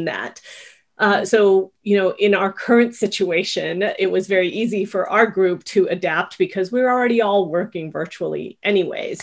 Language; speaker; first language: English; native; English